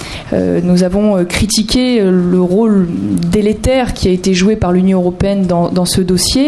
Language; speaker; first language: French; native; French